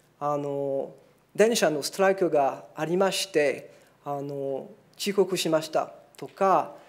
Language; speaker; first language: Japanese; non-native, fluent; French